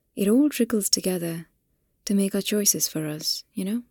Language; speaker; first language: English; non-native, local second language; Hindi